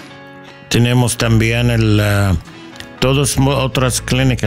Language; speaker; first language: Spanish; non-native, learner; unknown